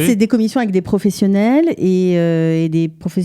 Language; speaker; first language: French; native; French